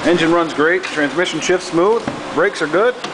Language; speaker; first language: English; native; English